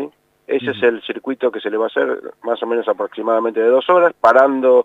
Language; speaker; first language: Spanish; native; Spanish